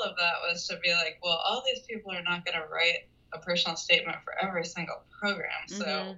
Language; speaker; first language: English; native; English